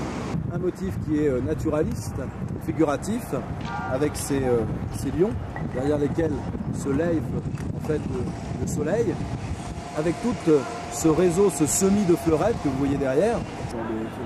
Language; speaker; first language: French; native; French